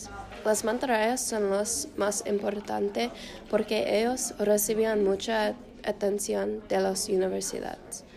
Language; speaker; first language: Spanish; non-native, learner; English